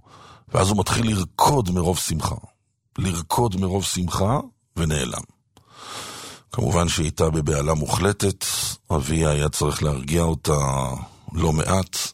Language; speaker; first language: Hebrew; native; Hebrew